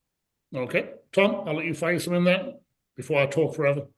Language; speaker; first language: English; native; English